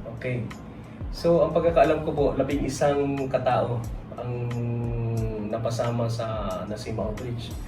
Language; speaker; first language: Filipino; non-native, local second language; Cebuano